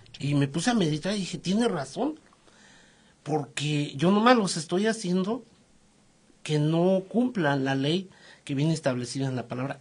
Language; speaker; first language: Spanish; native; Spanish